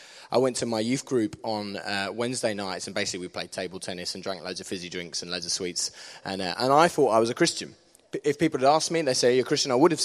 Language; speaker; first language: English; native; English